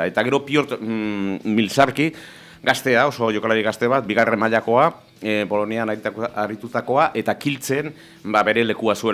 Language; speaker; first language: Basque; native; Basque